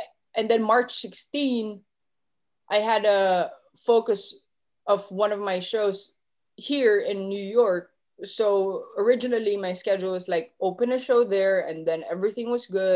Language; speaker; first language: English; non-native, local second language; Filipino